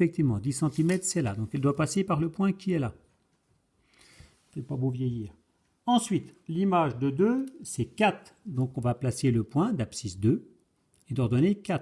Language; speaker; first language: French; native; French